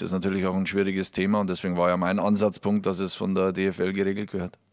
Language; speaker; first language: German; native; German